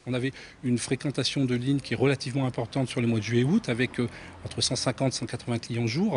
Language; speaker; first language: French; native; French